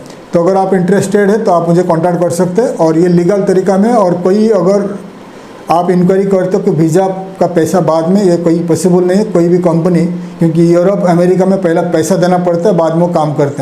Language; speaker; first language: Hindi; non-native, local second language; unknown